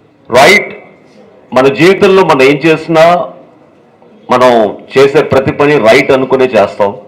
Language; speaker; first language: Telugu; native; Telugu